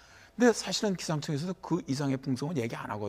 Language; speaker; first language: Korean; native; Korean